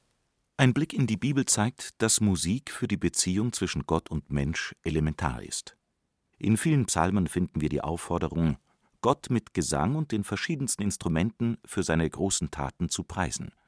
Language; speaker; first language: German; native; German